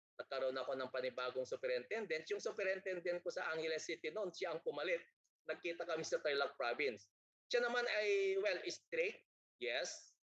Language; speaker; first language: Filipino; non-native, local second language; Iloko